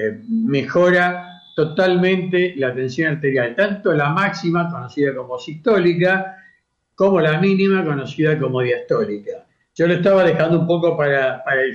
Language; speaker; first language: Spanish; native; Spanish